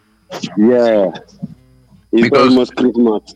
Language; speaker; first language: English; non-native, learner; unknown